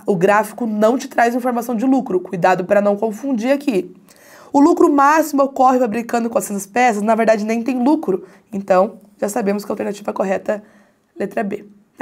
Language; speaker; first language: Portuguese; native; Portuguese